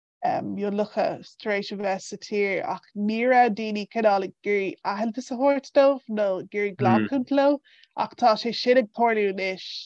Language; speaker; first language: Irish; non-native, local second language; English